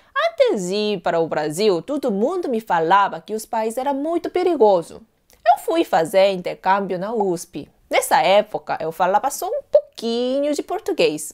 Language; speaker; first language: Portuguese; non-native, fluent; Korean